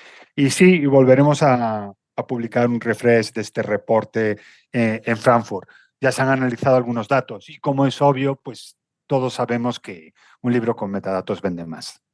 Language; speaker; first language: Spanish; native; Spanish